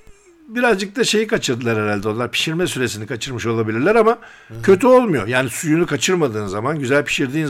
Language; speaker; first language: Turkish; native; Turkish